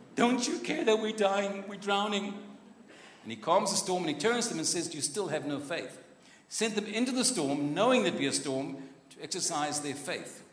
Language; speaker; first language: English; non-native, local second language; Afrikaans